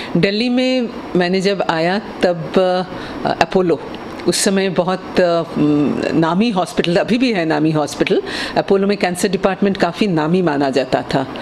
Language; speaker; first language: Hindi; non-native, local second language; Bangla